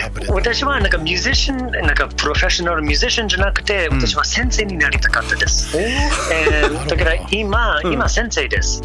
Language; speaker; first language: Japanese; non-native, learner; English